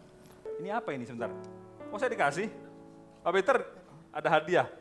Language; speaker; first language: Indonesian; native; Indonesian